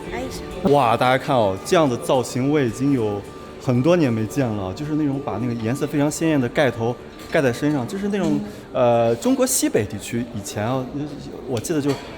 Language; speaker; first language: Chinese; native; Chinese